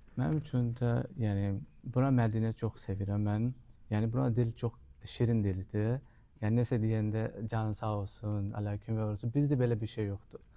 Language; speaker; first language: Azerbaijani; non-native, learner; Urdu